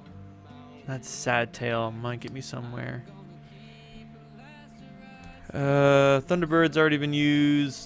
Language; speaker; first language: English; native; English